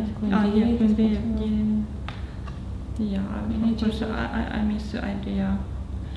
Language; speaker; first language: English; non-native, learner; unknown